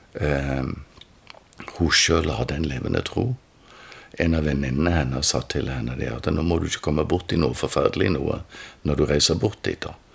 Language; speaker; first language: Norwegian; native; Norwegian